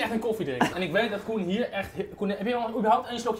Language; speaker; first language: Dutch; native; Dutch